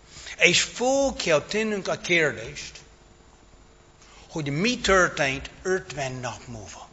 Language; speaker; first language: Hungarian; non-native, fluent; English